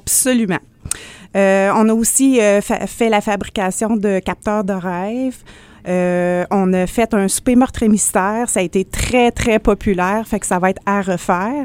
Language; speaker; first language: French; native; French